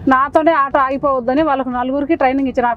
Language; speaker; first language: Telugu; native; Telugu